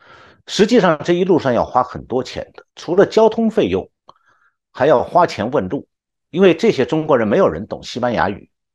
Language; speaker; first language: Chinese; native; Chinese